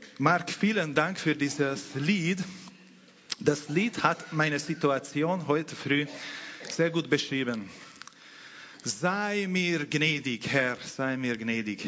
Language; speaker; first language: German; non-native, fluent; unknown